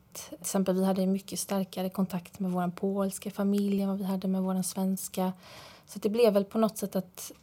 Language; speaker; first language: Swedish; native; Swedish